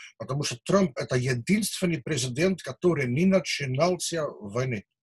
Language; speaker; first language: Russian; non-native, learner; Dutch